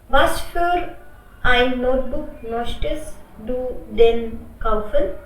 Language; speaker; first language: German; non-native, learner; Hindi